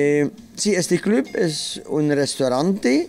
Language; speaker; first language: Spanish; non-native, learner; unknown